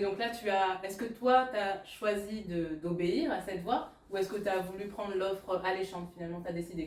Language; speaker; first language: French; native; French